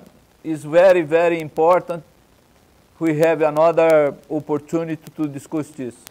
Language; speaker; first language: English; non-native, learner; Portuguese